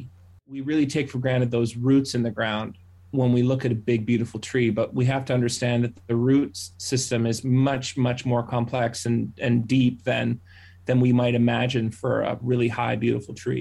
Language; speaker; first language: English; native; English